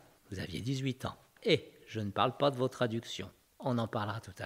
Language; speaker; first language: French; native; French